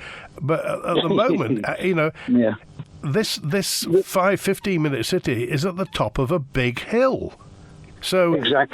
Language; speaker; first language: English; native; English